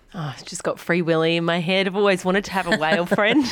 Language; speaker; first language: English; native; English